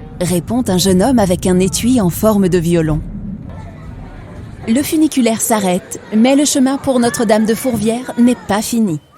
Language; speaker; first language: French; native; French